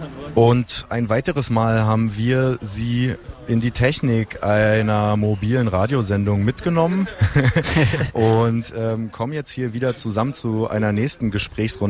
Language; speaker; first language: German; native; German